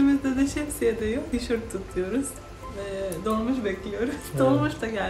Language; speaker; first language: Turkish; non-native, fluent; Slovenian